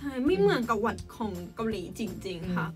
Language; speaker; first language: Thai; non-native, learner; Korean